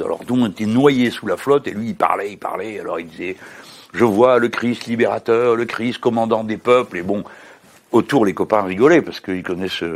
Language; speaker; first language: French; native; French